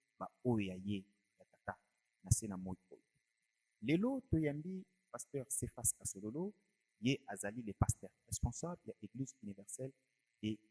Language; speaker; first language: Lingala; native; Lingala